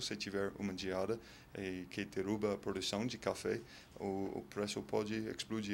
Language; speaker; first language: Portuguese; non-native, fluent; English